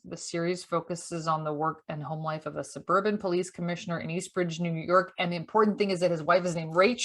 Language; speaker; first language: English; native; English